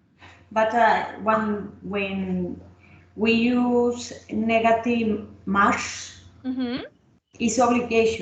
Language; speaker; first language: English; non-native, learner; Spanish